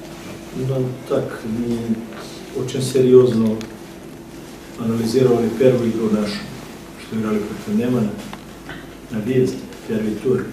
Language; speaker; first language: Russian; non-native, fluent; Serbian